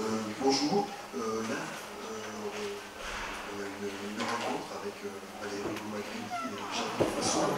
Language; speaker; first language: French; native; French